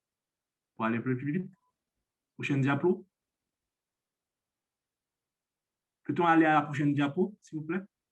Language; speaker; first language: French; non-native, local second language; Haitian Creole